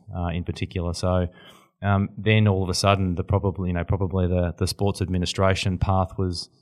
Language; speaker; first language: English; native; English